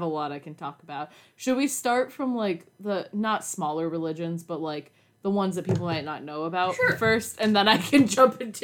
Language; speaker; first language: English; native; English